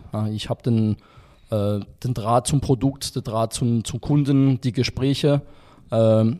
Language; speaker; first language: German; non-native, fluent; French